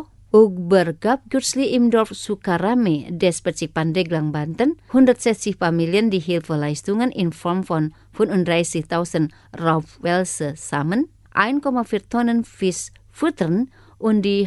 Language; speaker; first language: German; non-native, fluent; Indonesian